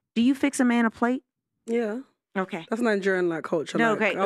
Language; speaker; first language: English; native; English